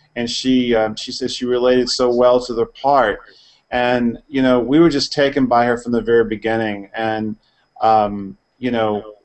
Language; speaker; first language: English; native; English